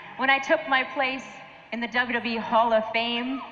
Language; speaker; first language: English; native; English